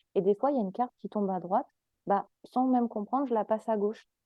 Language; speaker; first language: French; native; French